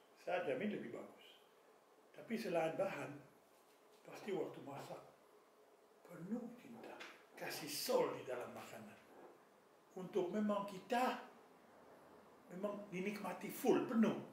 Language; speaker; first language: Indonesian; non-native, fluent; French